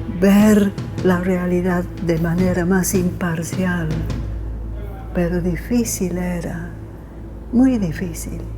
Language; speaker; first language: Spanish; non-native, fluent; English